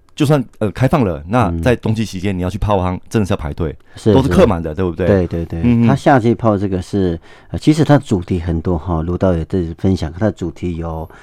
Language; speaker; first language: Chinese; non-native, local second language; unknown